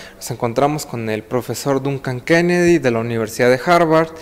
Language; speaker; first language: Spanish; native; Spanish